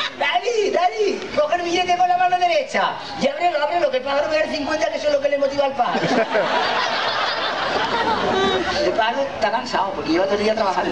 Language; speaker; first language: Spanish; native; Spanish